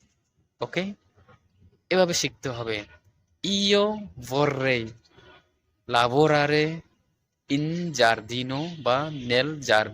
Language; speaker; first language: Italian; non-native, fluent; Bangla